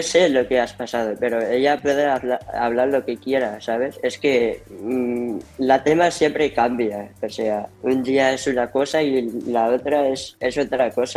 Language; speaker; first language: Spanish; early bilingual, heritage; Spanish